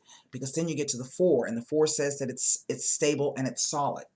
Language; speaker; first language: English; native; English